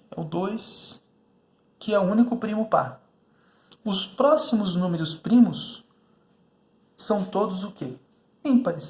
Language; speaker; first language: Portuguese; native; Portuguese